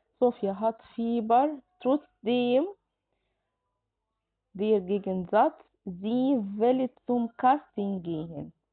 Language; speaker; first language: German; non-native, fluent; Arabic